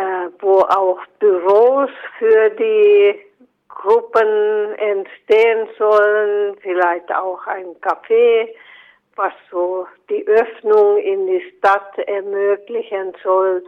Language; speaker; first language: German; non-native, fluent; Finnish